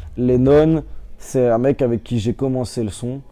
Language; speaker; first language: French; native; French